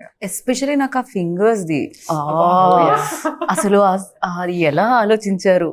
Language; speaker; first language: Telugu; native; Telugu